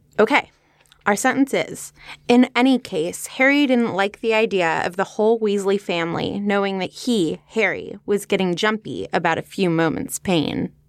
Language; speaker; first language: English; native; English